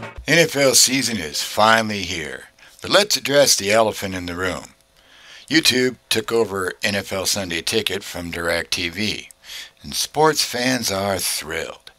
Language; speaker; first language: English; native; English